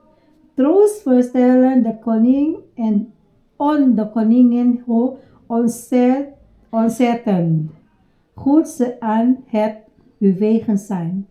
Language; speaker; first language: Dutch; non-native, learner; Iloko